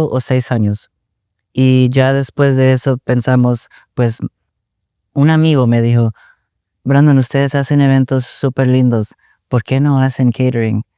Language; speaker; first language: Spanish; early bilingual, other home language; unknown